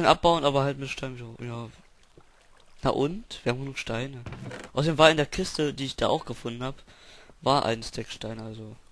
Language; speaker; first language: German; native; German